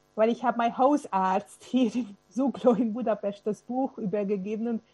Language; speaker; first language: German; non-native, fluent; Hungarian